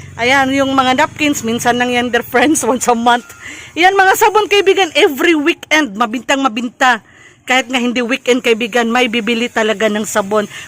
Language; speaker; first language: Filipino; non-native, local second language; Cebuano